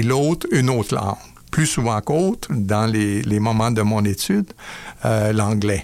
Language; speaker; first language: French; native; French